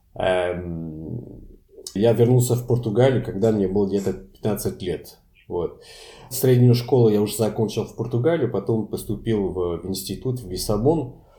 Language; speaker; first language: Russian; non-native, fluent; Portuguese